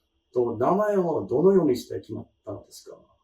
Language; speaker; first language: Japanese; non-native, learner; English